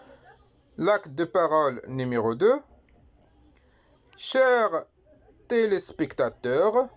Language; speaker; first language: French; non-native, local second language; Arabic